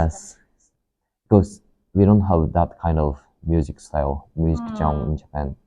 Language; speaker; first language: English; non-native, learner; Japanese